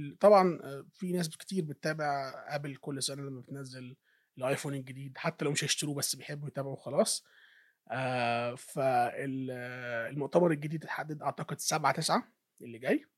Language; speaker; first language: Arabic; native; Arabic